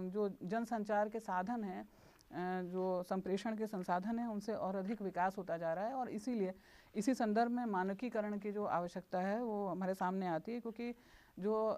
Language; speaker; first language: Hindi; native; Hindi